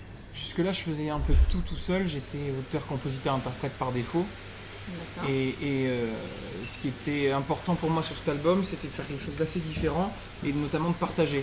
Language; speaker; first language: French; native; French